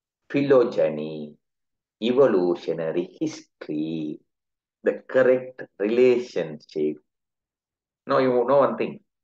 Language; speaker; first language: English; non-native, local second language; Tamil